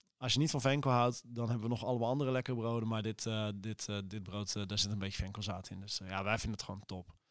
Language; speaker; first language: Dutch; native; Dutch